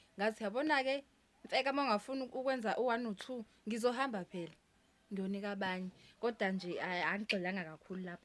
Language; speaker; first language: Zulu; native; Zulu